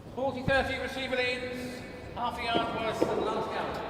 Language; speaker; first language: English; native; English